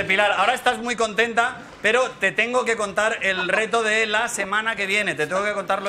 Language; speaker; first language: Spanish; native; Spanish